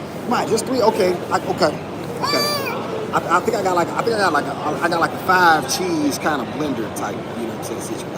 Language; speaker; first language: English; native; English